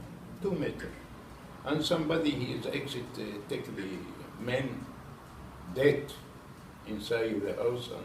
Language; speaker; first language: English; non-native, learner; Hebrew